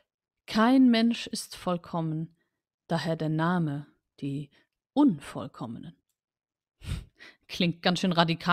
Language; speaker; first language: German; native; German